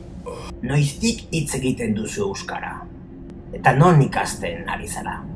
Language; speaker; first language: Basque; non-native, learner; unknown